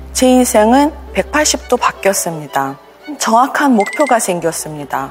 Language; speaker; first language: Korean; non-native, fluent; Russian